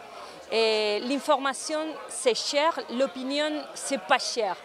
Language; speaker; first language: French; non-native, fluent; Spanish